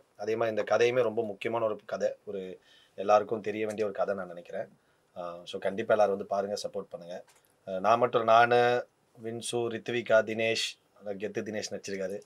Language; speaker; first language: Tamil; native; Tamil